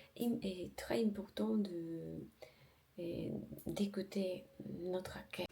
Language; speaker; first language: French; non-native, learner; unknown